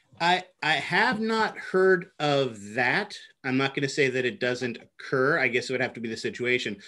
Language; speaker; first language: English; native; English